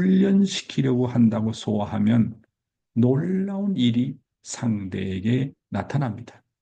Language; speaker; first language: Korean; native; Korean